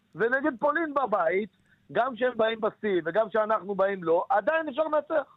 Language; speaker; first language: Hebrew; native; Hebrew